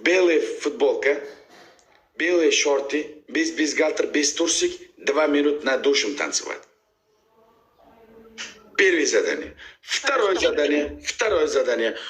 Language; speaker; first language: Russian; non-native, learner; Uzbek